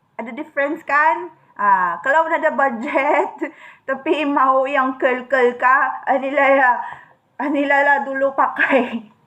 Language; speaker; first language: Malay; non-native, learner; Filipino